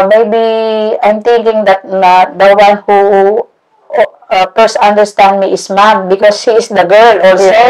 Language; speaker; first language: English; non-native, learner; Indonesian